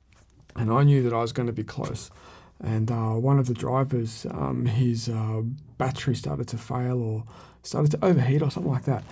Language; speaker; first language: English; native; English